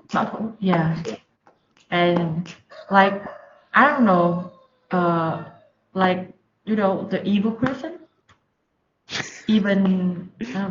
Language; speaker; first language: English; non-native, learner; Vietnamese